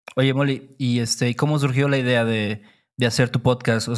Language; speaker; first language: Spanish; native; Spanish